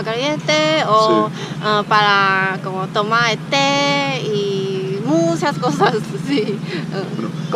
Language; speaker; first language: Spanish; non-native, learner; Chinese